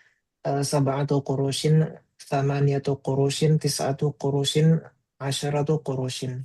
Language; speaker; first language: Arabic; non-native, learner; Indonesian